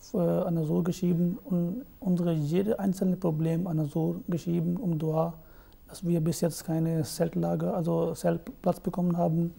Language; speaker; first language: German; non-native, fluent; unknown